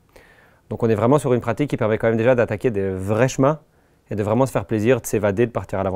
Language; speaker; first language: French; native; French